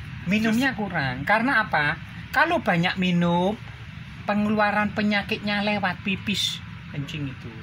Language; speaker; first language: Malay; non-native, local second language; Javanese